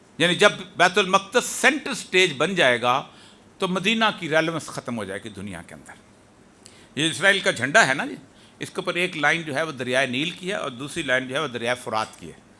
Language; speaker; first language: Urdu; non-native, local second language; Punjabi